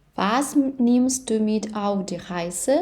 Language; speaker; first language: German; non-native, fluent; Ukrainian